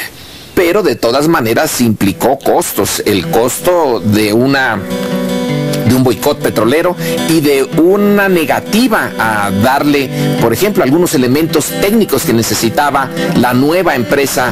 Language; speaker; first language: Spanish; native; Spanish